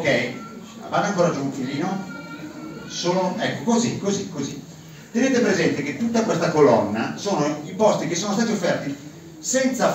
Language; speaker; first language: Italian; native; Italian